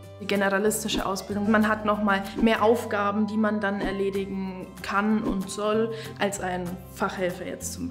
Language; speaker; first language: German; native; German